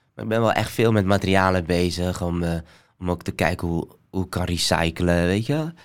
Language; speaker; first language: Dutch; early bilingual, other home language; Somali